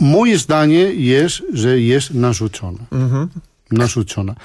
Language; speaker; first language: Polish; non-native, fluent; Spanish